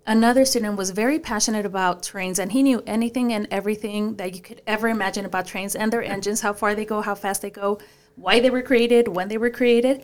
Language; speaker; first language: English; early bilingual, other home language; Spanish